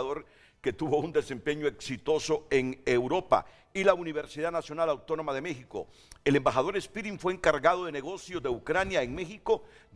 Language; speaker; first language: Spanish; native; Spanish